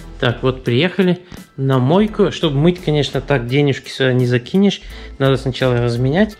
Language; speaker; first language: Russian; early bilingual, heritage; Russian